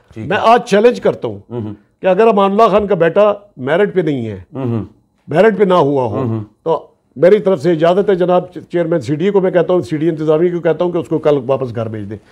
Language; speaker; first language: Urdu; non-native, local second language; Pashto